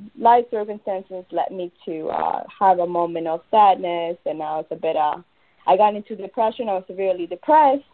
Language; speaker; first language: English; early bilingual, other home language; Spanish